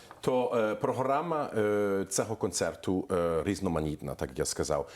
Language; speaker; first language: Ukrainian; early bilingual, heritage; Ukrainian